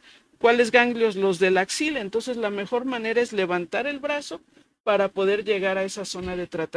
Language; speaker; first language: Spanish; native; Spanish